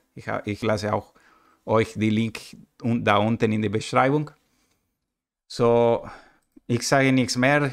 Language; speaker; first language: German; non-native, learner; Spanish